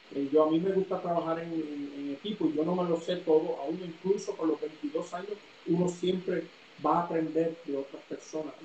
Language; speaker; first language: Spanish; early bilingual, heritage; Spanish